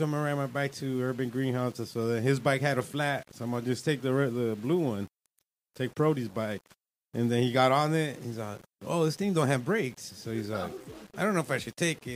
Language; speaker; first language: English; early bilingual, other home language; Spanish